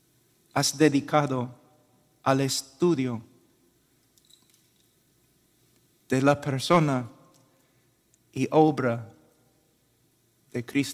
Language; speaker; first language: Spanish; non-native, fluent; English